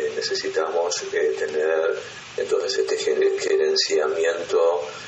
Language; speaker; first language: Spanish; native; Spanish